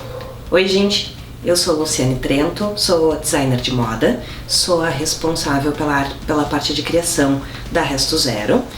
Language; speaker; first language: Portuguese; native; Portuguese